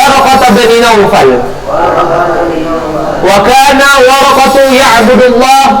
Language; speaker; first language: Arabic; non-native, fluent; Indonesian